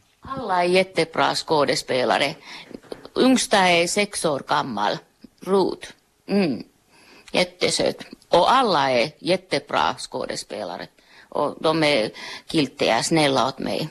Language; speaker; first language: Swedish; non-native, local second language; Finnish